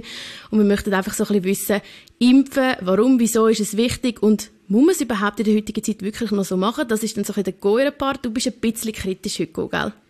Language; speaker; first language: German; native; German